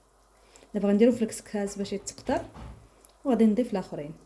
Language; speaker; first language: Arabic; native; Arabic